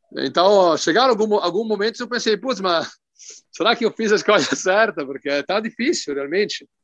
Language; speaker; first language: Portuguese; non-native, fluent; Italian